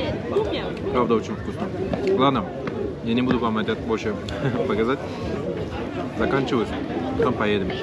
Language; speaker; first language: Russian; non-native, learner; Turkish